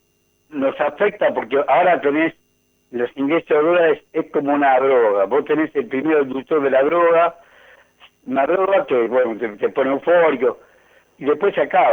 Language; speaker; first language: Spanish; native; Spanish